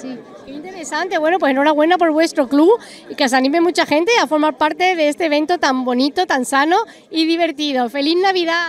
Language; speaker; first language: Spanish; native; Spanish